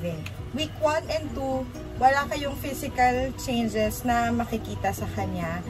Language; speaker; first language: Filipino; native; Filipino